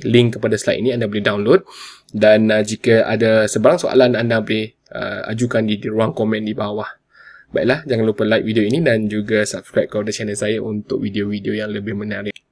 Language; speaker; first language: Malay; non-native, local second language; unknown